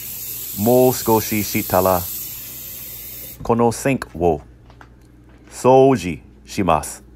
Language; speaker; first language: Japanese; non-native, learner; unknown